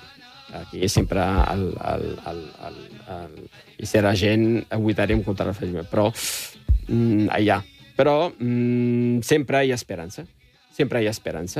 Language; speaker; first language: Catalan; non-native, fluent; Riffian